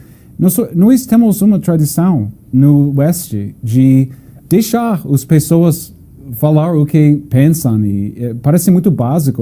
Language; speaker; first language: Portuguese; non-native, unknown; English